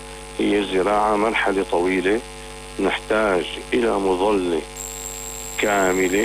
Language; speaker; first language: Arabic; native; Arabic